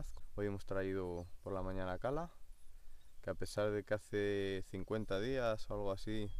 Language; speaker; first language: Spanish; native; Spanish